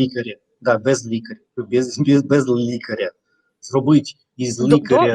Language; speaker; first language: Ukrainian; non-native, fluent; Russian